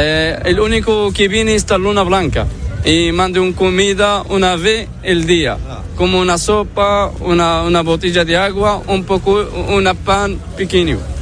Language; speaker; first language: Spanish; non-native, learner; Arabic